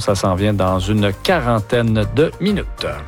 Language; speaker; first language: French; native; French